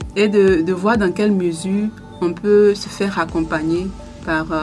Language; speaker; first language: French; non-native, local second language; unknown